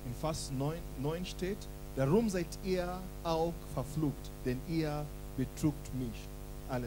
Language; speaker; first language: German; non-native, learner; English